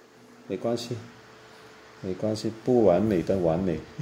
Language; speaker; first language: Chinese; non-native, local second language; Cantonese